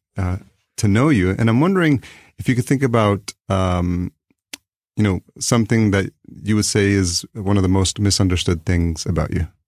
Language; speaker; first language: English; early bilingual, other home language; Spanish